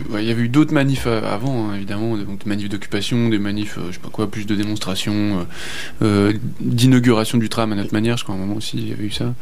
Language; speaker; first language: French; native; French